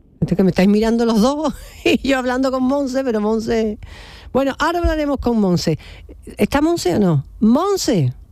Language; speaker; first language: Spanish; native; Spanish